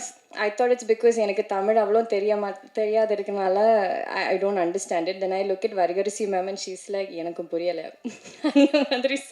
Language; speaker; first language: Tamil; non-native, learner; Malayalam